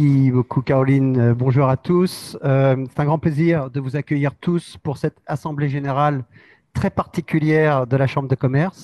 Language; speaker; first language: French; native; French